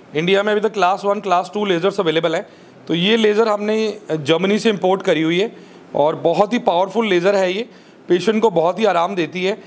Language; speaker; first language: Hindi; native; Hindi